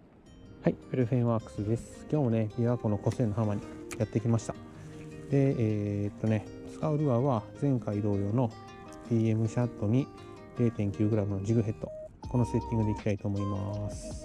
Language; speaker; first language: Japanese; native; Japanese